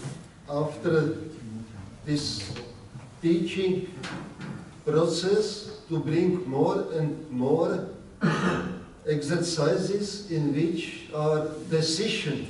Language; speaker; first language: English; non-native, learner; Czech